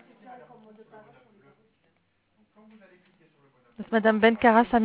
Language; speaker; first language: French; native; French